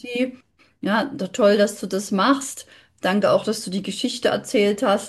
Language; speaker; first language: German; native; German